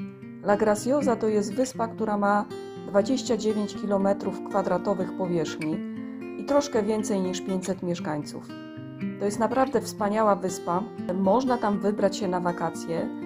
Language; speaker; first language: Polish; native; Polish